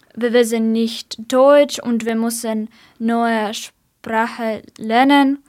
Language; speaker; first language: German; non-native, learner; Ukrainian